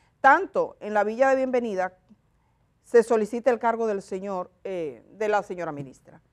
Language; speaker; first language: Spanish; native; Spanish